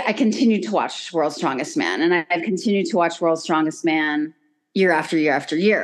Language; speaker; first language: English; native; English